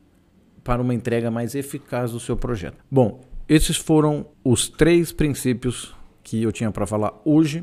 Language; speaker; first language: Portuguese; native; Portuguese